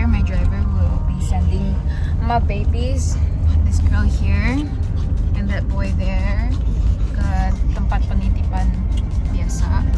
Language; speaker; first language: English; non-native, fluent; Indonesian